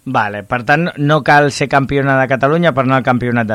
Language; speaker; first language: Catalan; native; Catalan